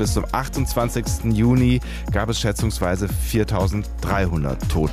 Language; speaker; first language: German; native; German